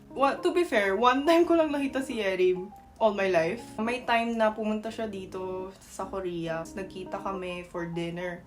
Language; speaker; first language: Filipino; non-native, fluent; Korean